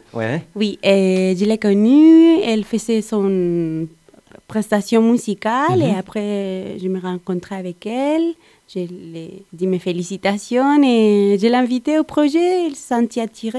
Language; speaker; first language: French; non-native, learner; Spanish